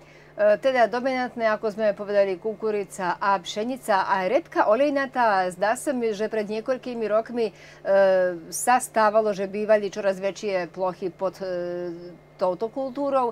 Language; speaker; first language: Slovak; native; Slovak